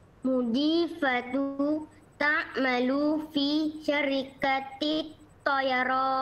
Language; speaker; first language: Arabic; non-native, learner; Malay